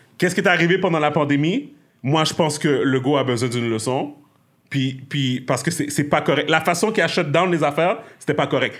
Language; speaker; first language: French; native; French